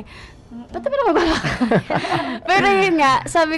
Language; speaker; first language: Filipino; native; Filipino